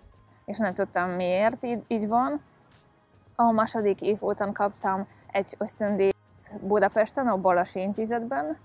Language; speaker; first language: Hungarian; non-native, fluent; Polish